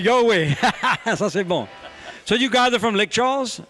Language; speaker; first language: English; early bilingual, other home language; French